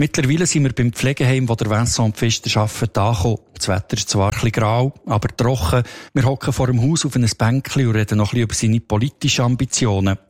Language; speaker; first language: German; native; German